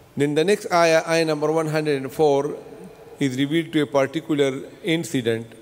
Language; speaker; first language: English; non-native, local second language; Urdu